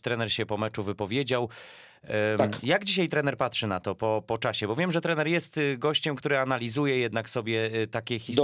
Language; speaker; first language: Polish; native; Polish